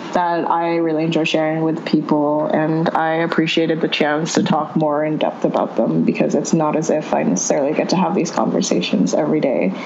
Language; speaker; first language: English; early bilingual, other home language; Cebuano